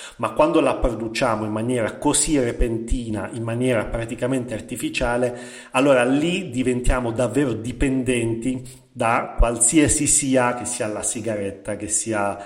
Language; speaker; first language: Italian; native; Italian